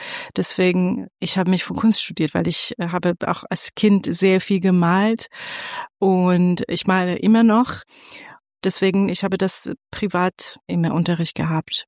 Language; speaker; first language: German; non-native, fluent; Persian